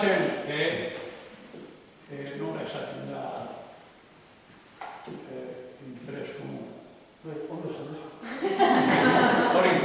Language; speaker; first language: Basque; non-native, learner; Croatian